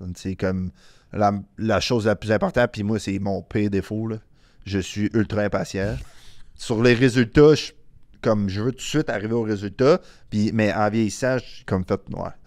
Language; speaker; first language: French; native; French